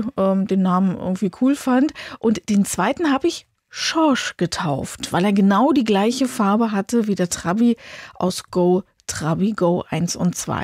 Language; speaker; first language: German; native; German